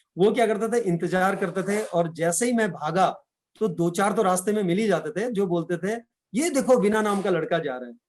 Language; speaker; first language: Hindi; non-native, local second language; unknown